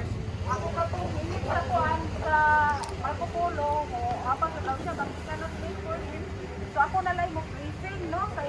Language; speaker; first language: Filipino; non-native, local second language; Cebuano